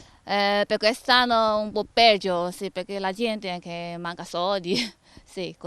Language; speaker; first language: Italian; non-native, learner; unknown